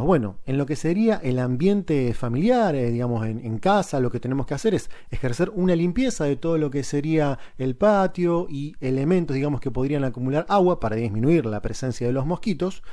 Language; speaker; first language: Spanish; native; Spanish